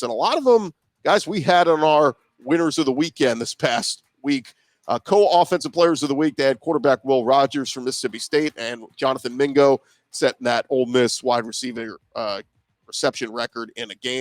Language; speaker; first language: English; native; English